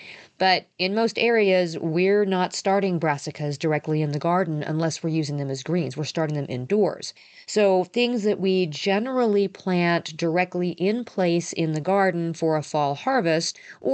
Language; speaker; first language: English; native; English